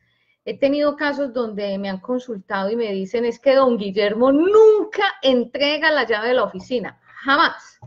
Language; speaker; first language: Spanish; native; Spanish